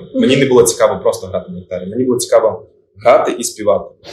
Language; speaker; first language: Ukrainian; native; Ukrainian